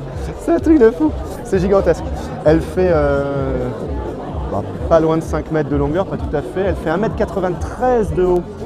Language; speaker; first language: French; native; French